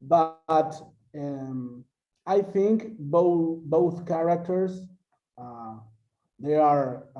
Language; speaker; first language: English; non-native, learner; Spanish